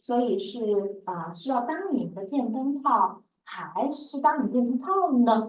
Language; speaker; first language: Chinese; non-native, fluent; English